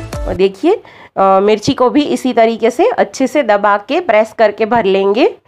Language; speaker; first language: Hindi; non-native, local second language; Gujarati